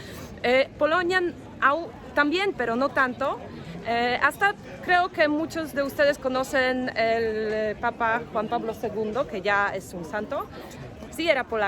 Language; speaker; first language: Spanish; non-native, fluent; Polish